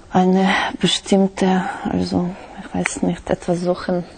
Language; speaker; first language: German; non-native, learner; Russian